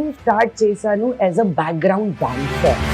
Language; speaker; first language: Telugu; non-native, fluent; Hindi